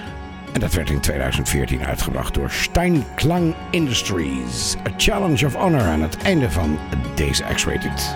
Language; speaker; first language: Dutch; native; Dutch